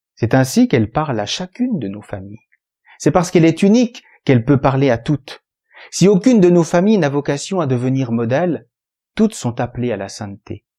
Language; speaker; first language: French; native; French